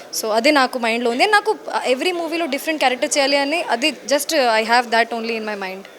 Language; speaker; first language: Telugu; non-native, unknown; Hindi